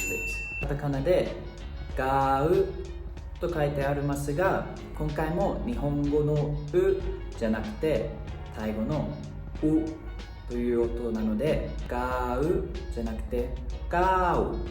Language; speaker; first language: Japanese; non-native, fluent; Thai